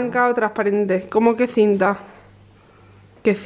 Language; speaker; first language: Spanish; native; Spanish